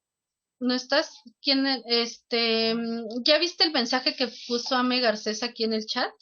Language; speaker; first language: Spanish; native; Spanish